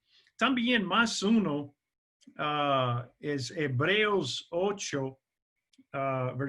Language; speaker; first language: Spanish; non-native, fluent; English